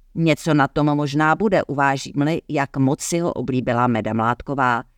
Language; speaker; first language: Czech; native; Czech